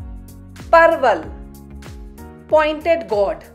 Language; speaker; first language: English; non-native, local second language; Hindi